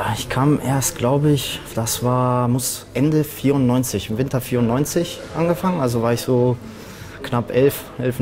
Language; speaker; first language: German; native; German